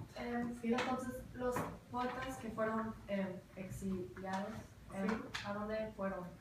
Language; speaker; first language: Spanish; early bilingual, heritage; Spanish